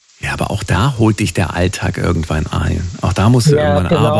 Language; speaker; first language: German; native; German